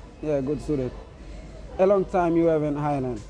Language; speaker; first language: English; non-native, learner; Haitian Creole